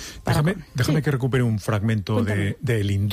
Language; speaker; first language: Spanish; native; Spanish